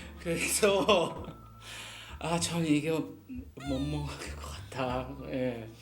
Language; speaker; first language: Korean; non-native, learner; Japanese